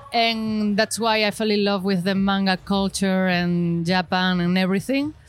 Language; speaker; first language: English; non-native, learner; Spanish